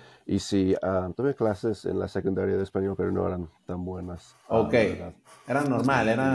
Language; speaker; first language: Spanish; non-native, fluent; English